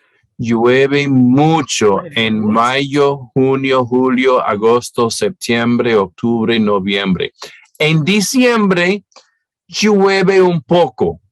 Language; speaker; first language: Spanish; non-native, fluent; English